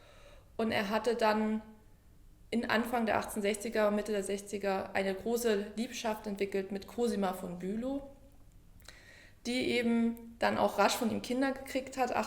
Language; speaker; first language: German; native; German